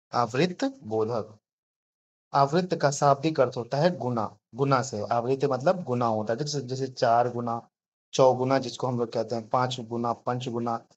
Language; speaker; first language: Hindi; native; Hindi